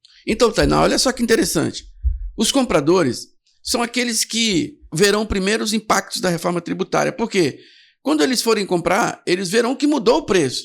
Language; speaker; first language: Portuguese; native; Portuguese